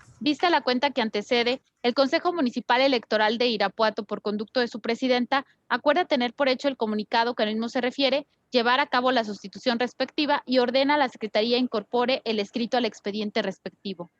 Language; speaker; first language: Spanish; native; Spanish